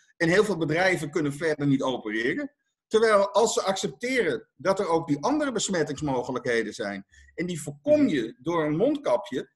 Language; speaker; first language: Dutch; native; Dutch